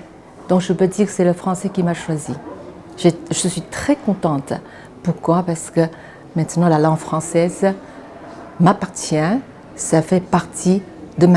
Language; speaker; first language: French; non-native, fluent; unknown